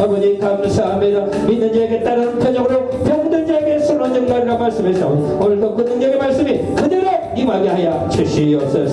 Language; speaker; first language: Korean; native; Korean